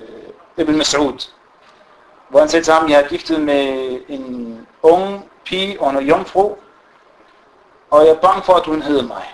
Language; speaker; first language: Danish; non-native, fluent; Arabic